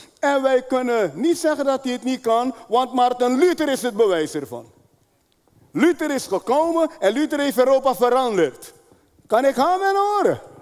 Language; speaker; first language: Dutch; non-native, fluent; Spanish